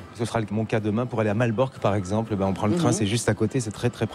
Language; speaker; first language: French; native; French